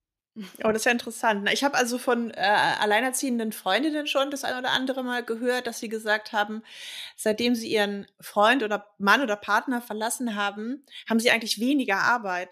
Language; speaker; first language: German; native; German